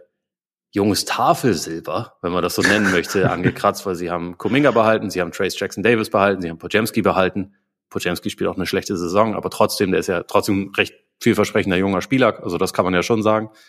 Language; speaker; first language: German; native; German